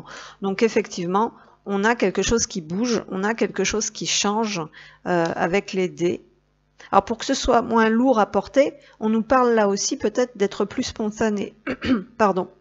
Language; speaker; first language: French; native; French